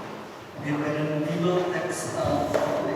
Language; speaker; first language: German; non-native, learner; Indonesian